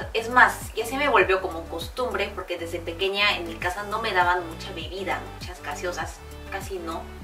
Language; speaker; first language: Spanish; non-native, fluent; Korean